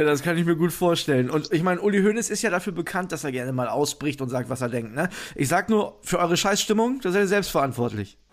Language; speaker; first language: German; native; German